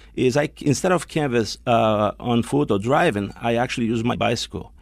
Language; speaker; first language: English; non-native, fluent; Portuguese